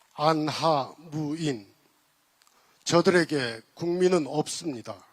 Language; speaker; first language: Korean; native; Korean